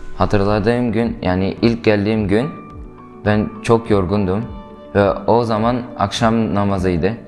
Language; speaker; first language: Turkish; non-native, fluent; Uyghur